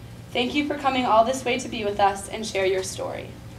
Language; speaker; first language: English; native; English